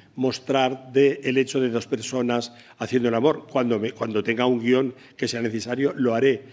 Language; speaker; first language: Spanish; native; Spanish